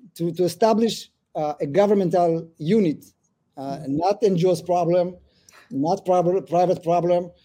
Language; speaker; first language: English; early bilingual, other home language; Amharic